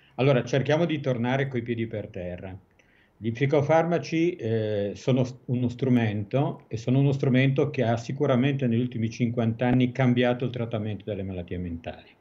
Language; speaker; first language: Italian; native; Italian